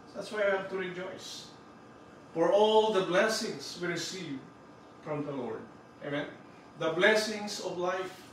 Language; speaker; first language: English; non-native, local second language; Filipino